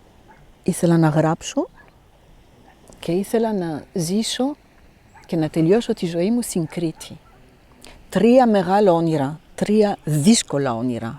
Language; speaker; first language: Greek; non-native, fluent; French